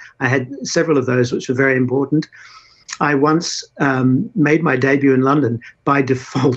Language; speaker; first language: English; native; English